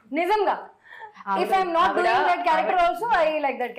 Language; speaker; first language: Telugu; non-native, fluent; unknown